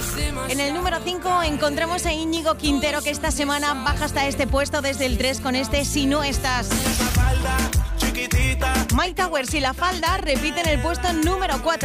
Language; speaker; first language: Spanish; native; Spanish